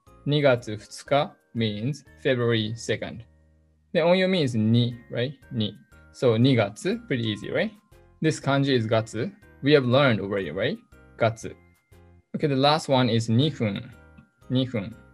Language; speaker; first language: English; non-native, fluent; Japanese